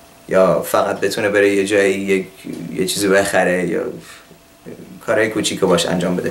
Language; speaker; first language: Persian; early bilingual, heritage; Persian